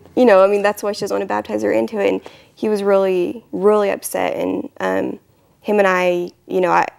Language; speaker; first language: English; native; English